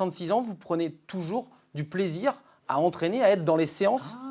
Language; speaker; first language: French; native; French